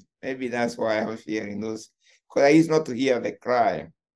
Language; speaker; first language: English; non-native, local second language; Kikuyu